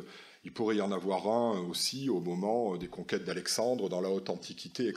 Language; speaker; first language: French; native; French